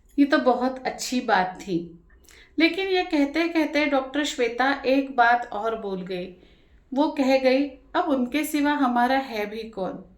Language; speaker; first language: Hindi; non-native, local second language; Marathi